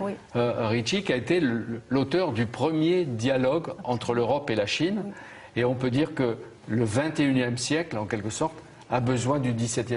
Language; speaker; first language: French; native; French